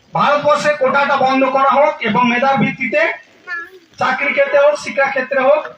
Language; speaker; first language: Bangla; non-native, local second language; Santali